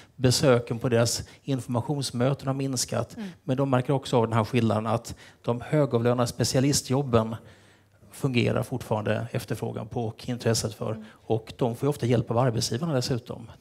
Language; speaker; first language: Swedish; native; Swedish